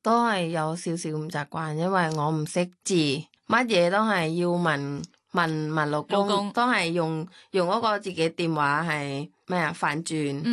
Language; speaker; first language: Cantonese; non-native, learner; Thai